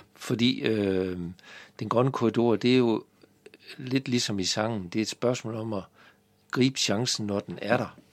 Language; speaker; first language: Danish; native; Danish